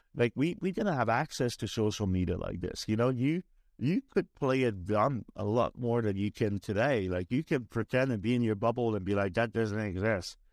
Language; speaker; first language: English; native; English